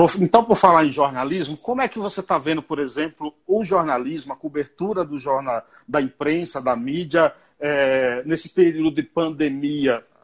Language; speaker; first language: Portuguese; native; Portuguese